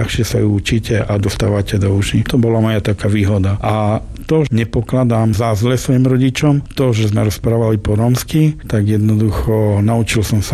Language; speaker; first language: Slovak; non-native, local second language; Romany